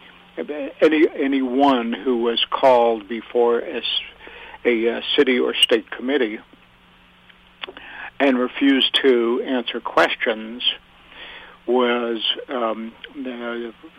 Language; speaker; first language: English; native; English